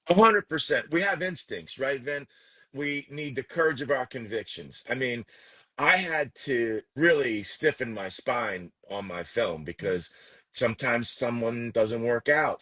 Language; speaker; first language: English; native; English